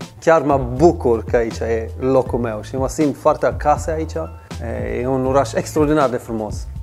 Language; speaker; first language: Romanian; non-native, fluent; Swedish